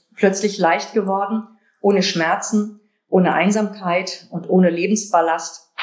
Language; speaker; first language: German; native; German